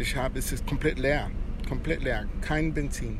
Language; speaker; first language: German; non-native, fluent; Spanish